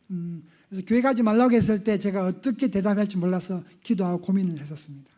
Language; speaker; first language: Korean; native; Korean